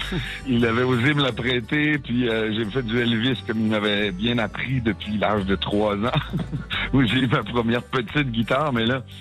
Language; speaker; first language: French; native; French